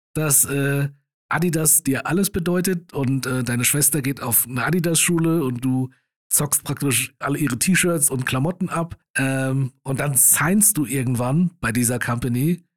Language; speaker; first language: German; native; German